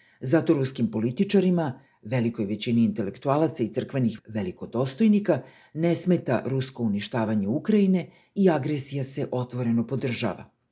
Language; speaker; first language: Serbian; native; Serbian